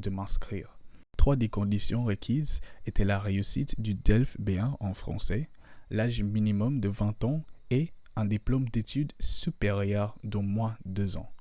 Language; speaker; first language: French; non-native, fluent; English